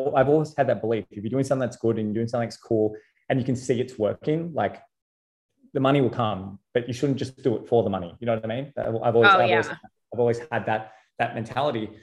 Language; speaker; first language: English; native; English